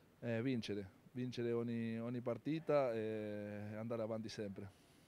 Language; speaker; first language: Italian; non-native, fluent; Spanish